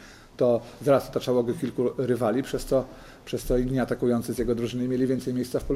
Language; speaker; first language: Polish; native; Polish